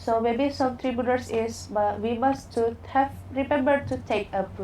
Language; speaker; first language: English; non-native, learner; Indonesian